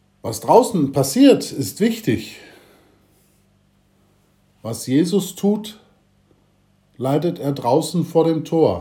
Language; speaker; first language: German; native; German